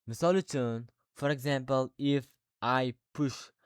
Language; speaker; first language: English; non-native, learner; Uzbek